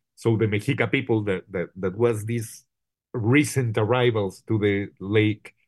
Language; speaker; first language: English; non-native, fluent; Spanish